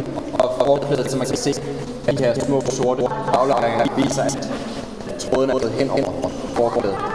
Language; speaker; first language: Danish; native; Danish